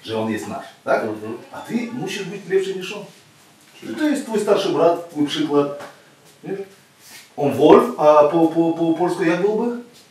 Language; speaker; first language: Polish; non-native, fluent; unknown